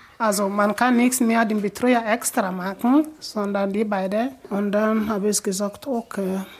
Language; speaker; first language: German; non-native, learner; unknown